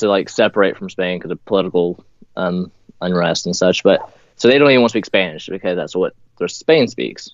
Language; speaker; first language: English; native; English